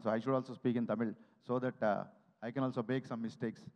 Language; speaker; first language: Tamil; non-native, learner; Telugu